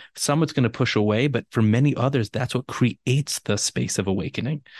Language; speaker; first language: English; native; English